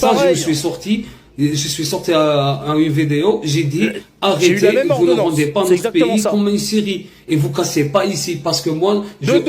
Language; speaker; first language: French; non-native, learner; Arabic